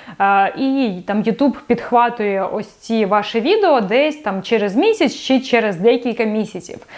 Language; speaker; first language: Ukrainian; non-native, local second language; Russian